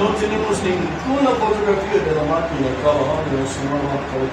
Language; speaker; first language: Spanish; non-native, fluent; English